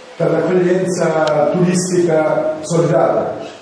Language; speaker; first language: Italian; native; Italian